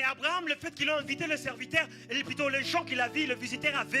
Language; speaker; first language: French; native; French